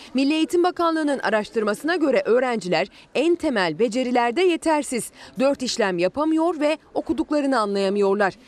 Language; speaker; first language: Turkish; native; Turkish